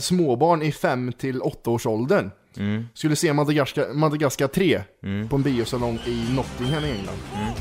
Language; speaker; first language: Swedish; native; Swedish